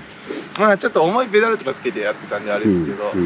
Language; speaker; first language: Japanese; native; Japanese